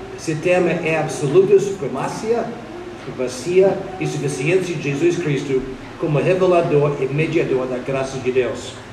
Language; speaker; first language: Portuguese; non-native, fluent; English